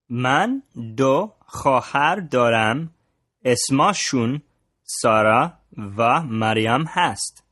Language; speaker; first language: Persian; non-native, learner; English